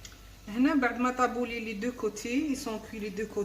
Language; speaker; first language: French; non-native, local second language; Arabic